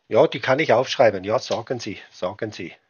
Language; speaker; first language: German; native; German